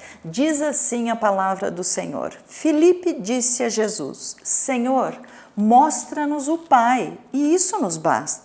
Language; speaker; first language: Portuguese; native; Portuguese